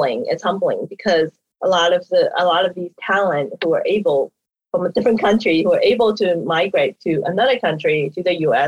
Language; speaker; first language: English; native; English